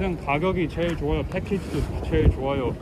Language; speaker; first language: Korean; non-native, fluent; English